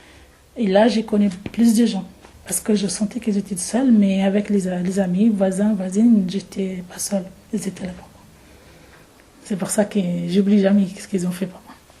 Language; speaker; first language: French; non-native, fluent; Arabic